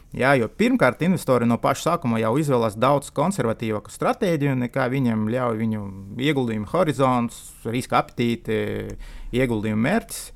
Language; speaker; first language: Latvian; non-native, local second language; Russian